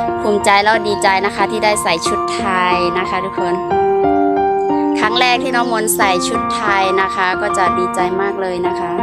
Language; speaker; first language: Thai; non-native, local second language; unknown